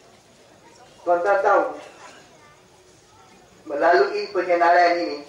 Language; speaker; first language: Malay; native; Malay